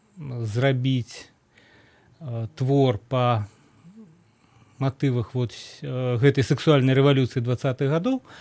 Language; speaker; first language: Belarusian; native; Belarusian